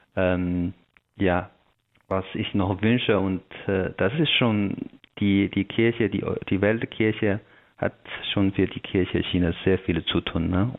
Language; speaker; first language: German; non-native, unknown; Chinese